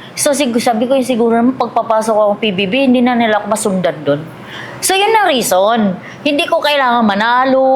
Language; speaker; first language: Filipino; non-native, local second language; Cebuano